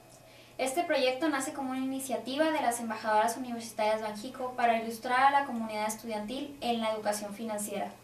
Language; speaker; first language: Spanish; native; Spanish